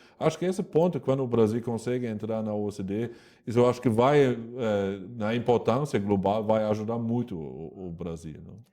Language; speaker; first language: Portuguese; non-native, fluent; German